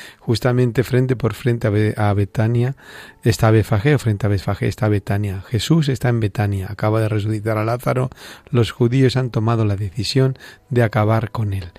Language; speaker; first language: Spanish; native; Spanish